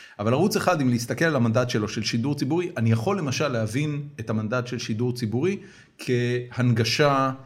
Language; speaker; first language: Hebrew; native; Hebrew